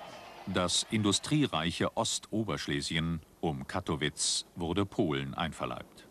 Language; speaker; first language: German; native; German